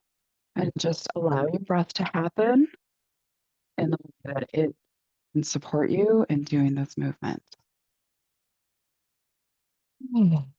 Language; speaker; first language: English; native; English